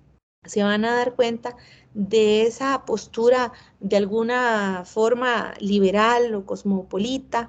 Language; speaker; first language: Spanish; native; Spanish